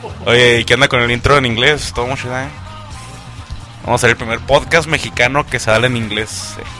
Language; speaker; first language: Spanish; native; Spanish